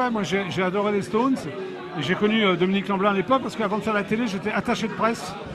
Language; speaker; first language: French; native; French